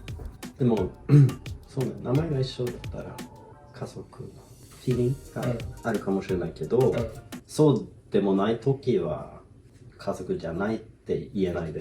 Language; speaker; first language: Japanese; non-native, fluent; Swedish